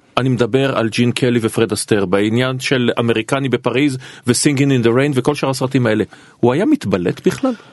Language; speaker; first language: Hebrew; native; Hebrew